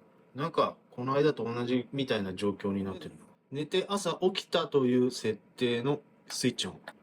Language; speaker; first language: Japanese; native; Japanese